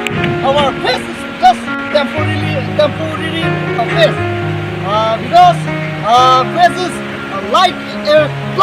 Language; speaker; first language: English; non-native, learner; Karbi